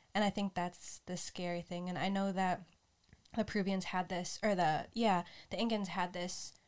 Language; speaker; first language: English; native; English